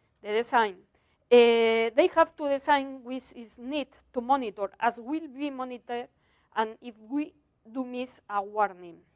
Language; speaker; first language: English; non-native, learner; Spanish